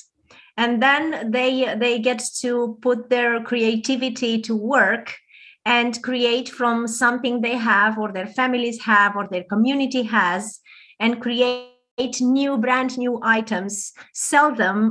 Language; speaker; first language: English; non-native, fluent; Romanian